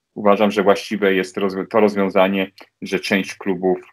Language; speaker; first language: Polish; native; Polish